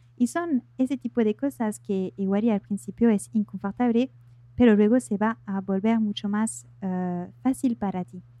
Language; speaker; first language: Spanish; non-native, fluent; French